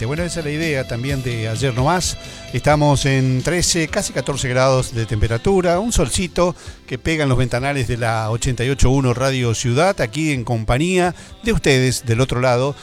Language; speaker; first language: Spanish; native; Spanish